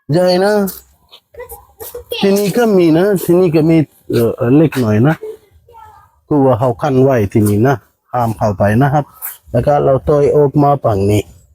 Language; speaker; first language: Thai; native; Thai